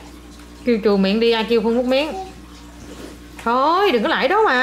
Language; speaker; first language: Vietnamese; native; Vietnamese